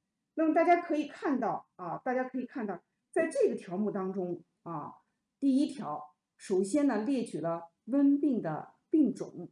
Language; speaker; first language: Chinese; native; Chinese